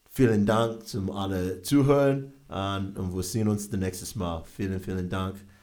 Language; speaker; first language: German; non-native, learner; English